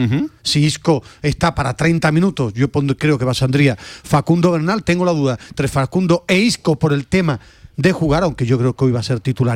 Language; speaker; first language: Spanish; native; Spanish